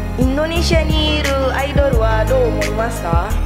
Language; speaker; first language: Japanese; non-native, learner; Indonesian